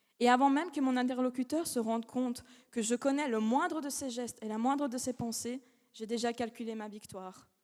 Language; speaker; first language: French; non-native, fluent; Russian